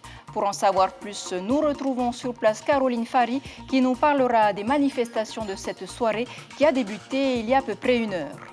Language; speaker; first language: French; native; French